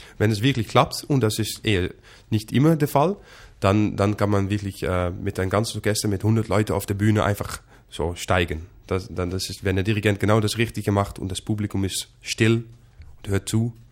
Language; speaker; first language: German; non-native, fluent; Dutch